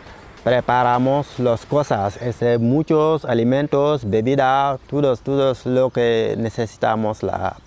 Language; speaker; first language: Spanish; non-native, learner; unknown